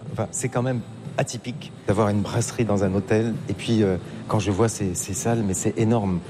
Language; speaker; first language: French; native; French